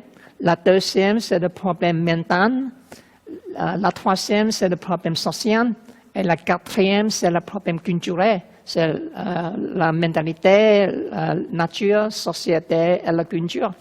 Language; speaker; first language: French; non-native, fluent; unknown